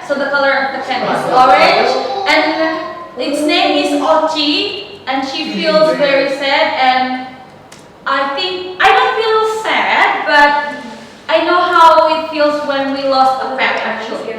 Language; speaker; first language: English; non-native, learner; Indonesian